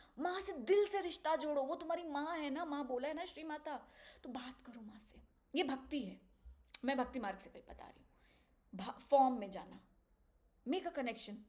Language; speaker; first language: Hindi; native; Hindi